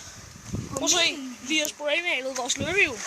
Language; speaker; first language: Danish; native; Danish